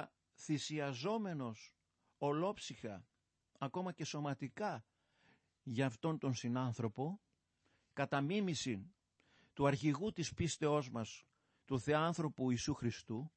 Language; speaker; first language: Greek; native; Greek